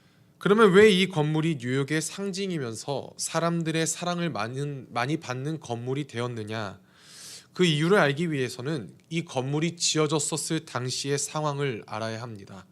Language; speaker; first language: Korean; native; Korean